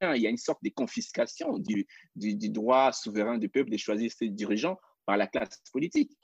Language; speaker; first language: French; non-native, local second language; Lingala